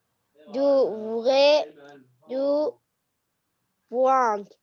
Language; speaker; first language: French; non-native, learner; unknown